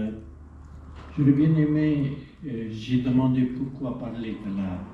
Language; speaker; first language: French; non-native, fluent; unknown